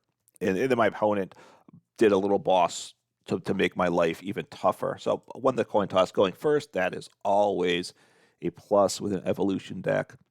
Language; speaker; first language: English; native; English